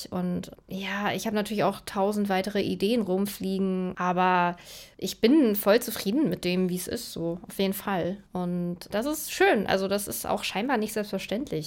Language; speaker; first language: German; native; German